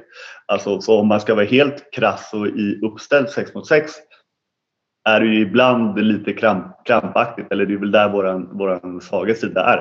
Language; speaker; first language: Swedish; native; Swedish